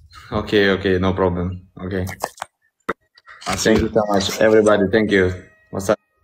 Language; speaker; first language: English; non-native, learner; Russian